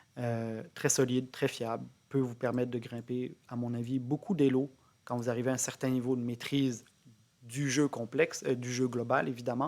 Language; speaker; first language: French; native; French